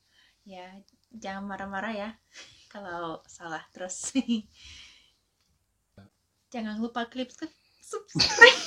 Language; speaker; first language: Indonesian; non-native, fluent; Russian